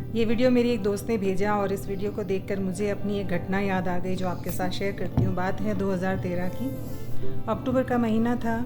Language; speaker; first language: Hindi; native; Hindi